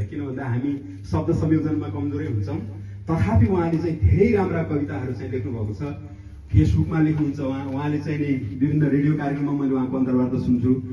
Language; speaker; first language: Nepali; non-native, local second language; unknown